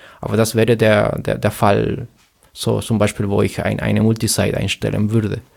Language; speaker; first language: German; non-native, fluent; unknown